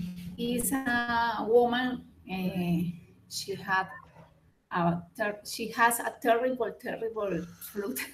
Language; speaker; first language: English; non-native, learner; Spanish